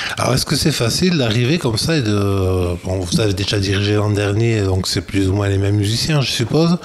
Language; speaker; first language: French; native; French